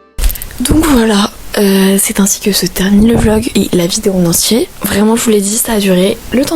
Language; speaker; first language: French; native; French